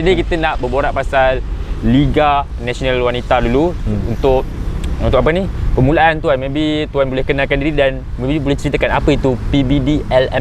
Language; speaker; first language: Malay; native; Malay